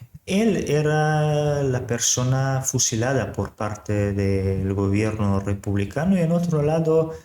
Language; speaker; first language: Spanish; non-native, fluent; Serbian